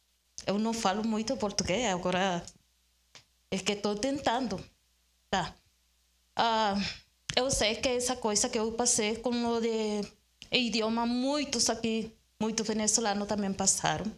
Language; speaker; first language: Portuguese; non-native, learner; Spanish